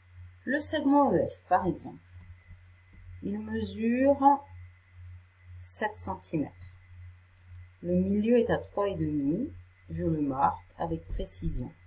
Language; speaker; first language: French; native; French